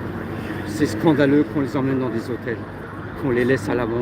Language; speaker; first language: French; native; French